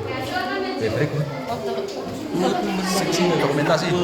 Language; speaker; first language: Indonesian; native; Indonesian